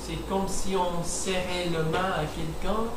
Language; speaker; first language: French; non-native, learner; English